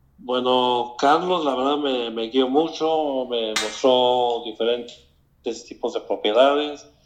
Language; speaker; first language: Spanish; native; Spanish